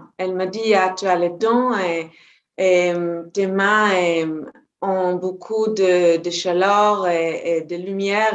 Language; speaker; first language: French; non-native, fluent; Hebrew